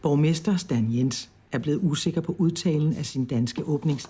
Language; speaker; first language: Danish; native; Danish